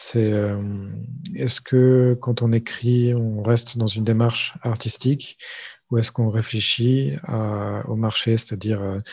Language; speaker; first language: French; native; French